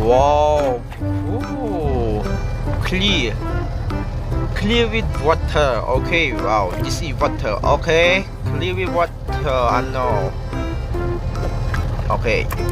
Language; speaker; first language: English; non-native, learner; Khmer